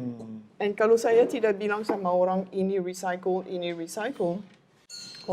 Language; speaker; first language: Indonesian; non-native, learner; French